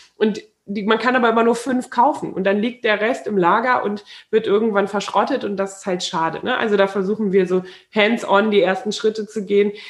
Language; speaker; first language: German; native; German